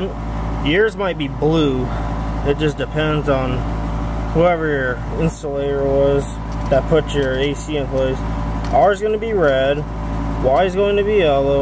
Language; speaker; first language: English; native; English